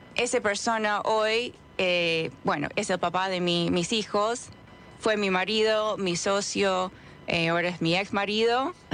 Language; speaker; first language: Spanish; non-native, fluent; English